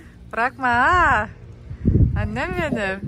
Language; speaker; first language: Turkish; early bilingual, heritage; Turkish